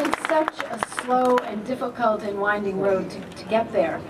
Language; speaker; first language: English; native; English